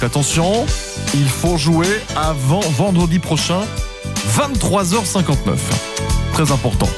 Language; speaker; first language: French; native; French